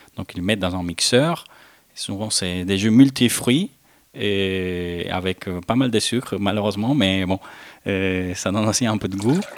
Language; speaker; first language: French; non-native, fluent; Spanish